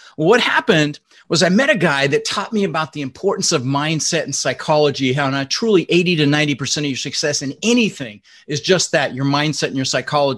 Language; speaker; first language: English; early bilingual, other home language; Dutch